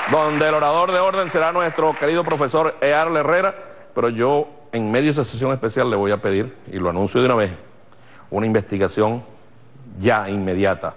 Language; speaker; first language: Spanish; native; Spanish